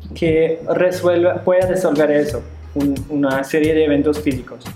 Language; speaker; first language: Spanish; non-native, fluent; German